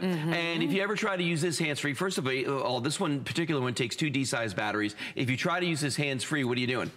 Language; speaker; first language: English; native; English